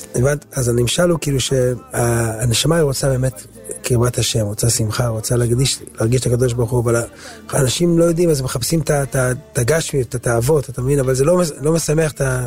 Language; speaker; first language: Hebrew; native; Hebrew